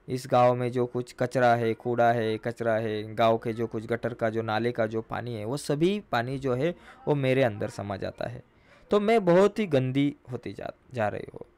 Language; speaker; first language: Hindi; non-native, local second language; Marathi